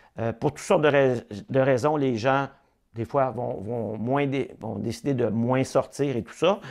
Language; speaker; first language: French; native; French